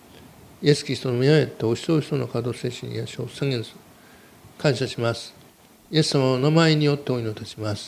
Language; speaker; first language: Japanese; native; Japanese